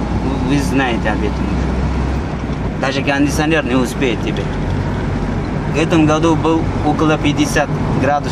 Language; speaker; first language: Russian; non-native, fluent; Uzbek